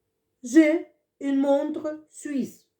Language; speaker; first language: French; non-native, fluent; Russian